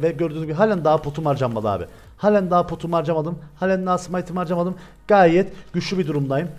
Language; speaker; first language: Turkish; native; Turkish